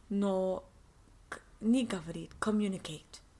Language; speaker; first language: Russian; non-native, learner; English